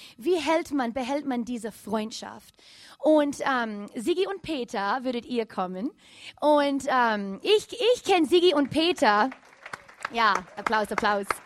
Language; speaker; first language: German; non-native, fluent; English